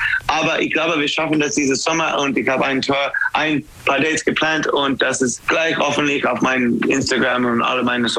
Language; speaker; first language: German; non-native, learner; English